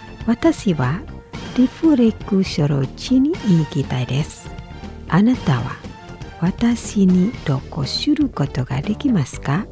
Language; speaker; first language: Japanese; non-native, fluent; Indonesian